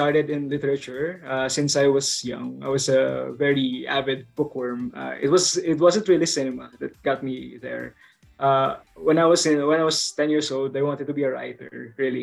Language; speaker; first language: English; non-native, local second language; Bikol